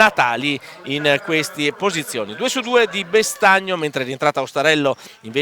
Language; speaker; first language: Italian; native; Italian